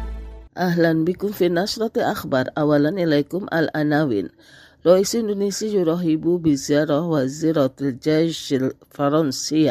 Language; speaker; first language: Arabic; non-native, fluent; Indonesian